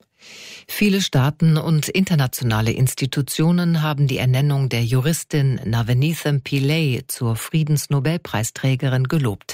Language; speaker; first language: German; native; German